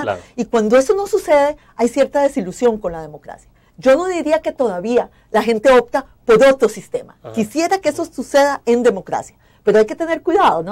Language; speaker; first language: Spanish; native; Spanish